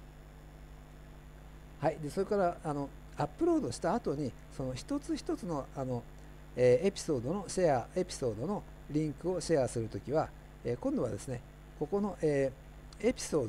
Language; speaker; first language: Japanese; native; Japanese